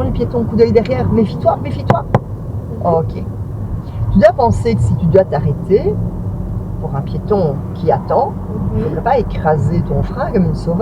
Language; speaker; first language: French; native; French